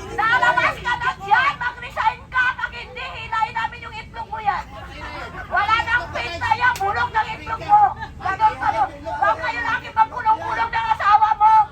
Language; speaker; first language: Filipino; non-native, local second language; Cebuano